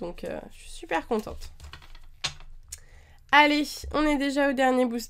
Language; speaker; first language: French; native; French